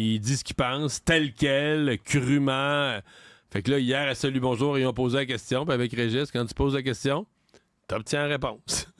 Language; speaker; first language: French; native; French